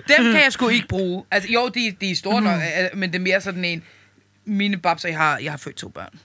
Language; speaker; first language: Danish; non-native, local second language; Faroese